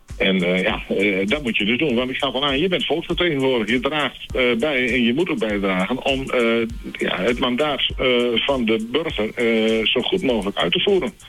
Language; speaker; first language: Dutch; native; Dutch